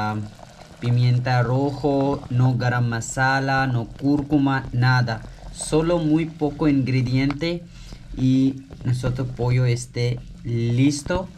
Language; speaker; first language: Spanish; non-native, learner; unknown